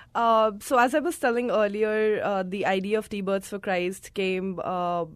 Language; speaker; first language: English; non-native, local second language; Hindi